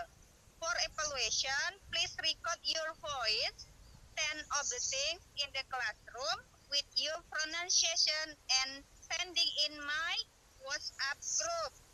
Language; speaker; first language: English; non-native, learner; Indonesian